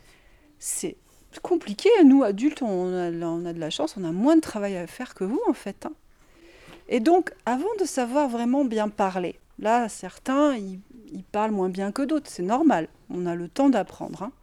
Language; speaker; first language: French; native; French